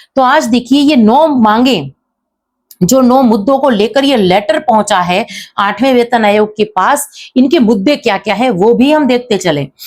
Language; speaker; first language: Hindi; native; Hindi